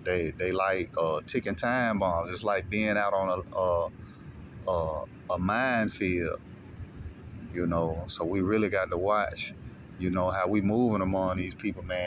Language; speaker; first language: English; native; English